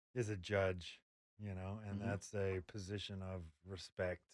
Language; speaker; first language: English; native; English